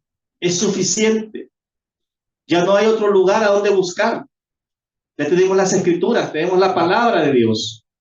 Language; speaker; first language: Spanish; native; Spanish